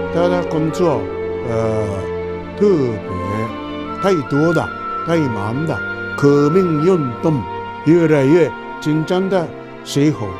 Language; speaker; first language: Chinese; non-native, fluent; Japanese